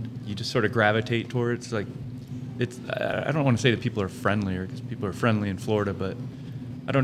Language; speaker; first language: English; native; English